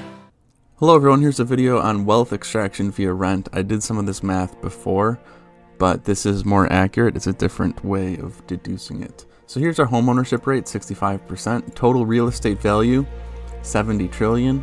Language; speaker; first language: English; native; English